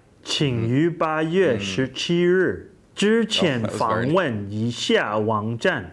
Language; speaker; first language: Chinese; non-native, learner; English